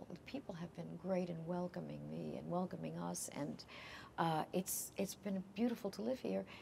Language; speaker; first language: English; native; English